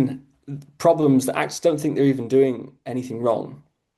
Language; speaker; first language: English; native; English